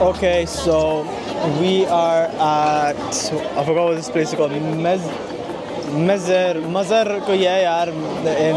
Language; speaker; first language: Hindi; early bilingual, heritage; Hindi